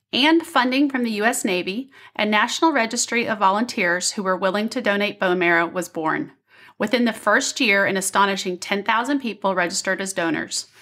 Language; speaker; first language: English; native; English